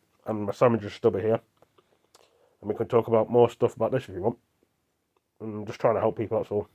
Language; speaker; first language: English; native; English